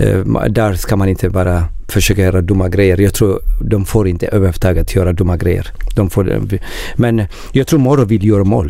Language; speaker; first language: Swedish; non-native, learner; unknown